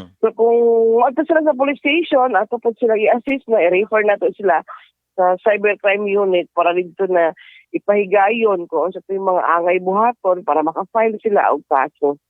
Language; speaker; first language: Cebuano; native; Cebuano